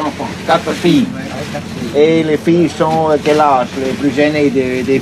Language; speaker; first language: French; non-native, fluent; Swiss German